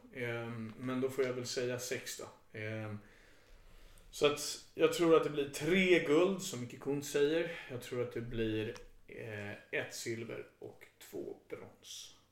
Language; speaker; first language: Swedish; native; Swedish